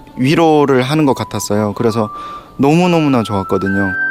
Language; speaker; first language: Korean; native; Korean